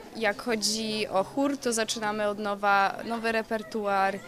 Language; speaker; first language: Polish; early bilingual, other home language; English